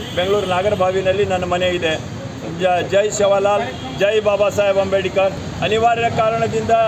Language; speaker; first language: Kannada; non-native, local second language; Lambadi